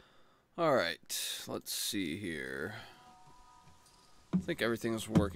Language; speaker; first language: English; native; English